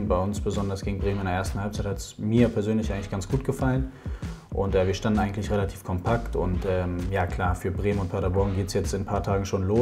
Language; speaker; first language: German; native; German